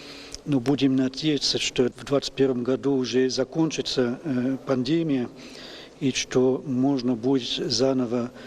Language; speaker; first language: Russian; non-native, fluent; French